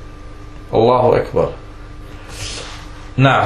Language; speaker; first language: Danish; early bilingual, other home language; Arabic